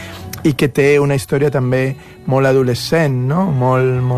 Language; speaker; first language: Catalan; non-native, fluent; Spanish